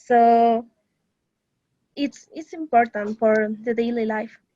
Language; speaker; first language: English; non-native, learner; Spanish